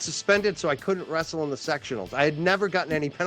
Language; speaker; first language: English; native; English